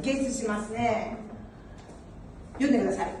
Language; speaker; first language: Japanese; non-native, learner; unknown